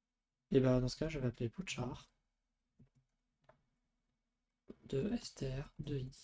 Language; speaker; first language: French; native; French